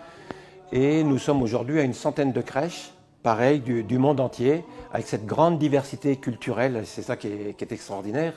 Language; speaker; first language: French; native; French